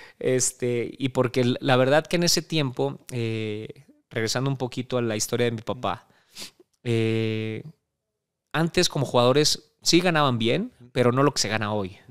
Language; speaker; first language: Spanish; native; Spanish